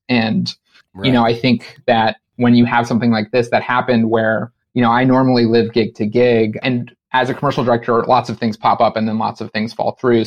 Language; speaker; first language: English; native; English